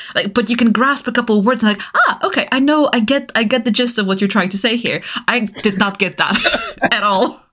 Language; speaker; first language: English; non-native, fluent; Bulgarian